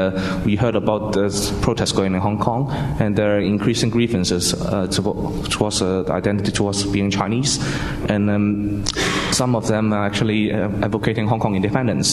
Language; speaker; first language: English; non-native, local second language; Cantonese